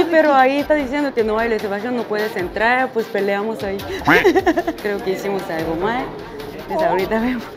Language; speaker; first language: Spanish; non-native, fluent; Korean